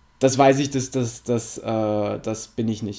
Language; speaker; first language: German; native; German